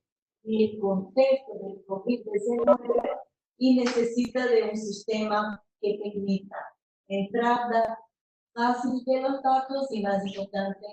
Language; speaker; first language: Spanish; non-native, fluent; Portuguese